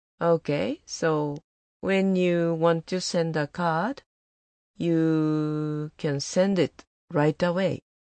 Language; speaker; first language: English; non-native, fluent; Japanese